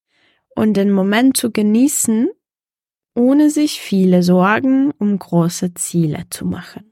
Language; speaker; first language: German; non-native, fluent; Czech